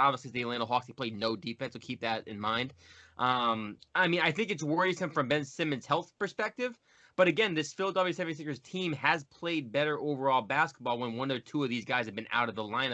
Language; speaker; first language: English; native; English